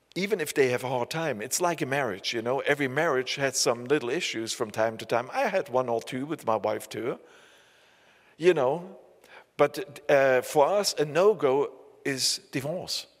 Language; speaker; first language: English; non-native, fluent; German